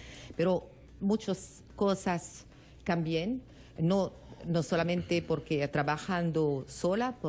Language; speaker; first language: Spanish; non-native, learner; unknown